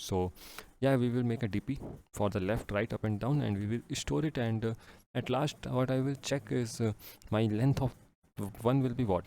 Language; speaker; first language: English; non-native, local second language; Hindi